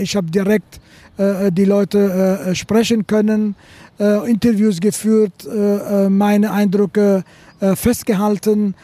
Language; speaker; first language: German; non-native, fluent; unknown